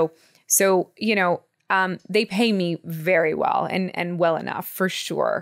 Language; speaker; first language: English; native; English